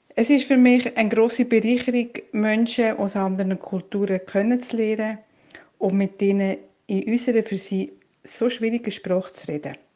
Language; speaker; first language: German; native; German